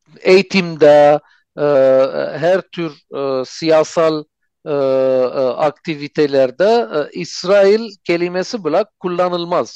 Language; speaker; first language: Turkish; non-native, fluent; Armenian